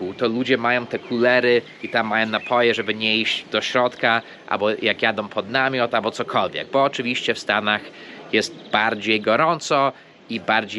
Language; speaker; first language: Polish; early bilingual, heritage; Polish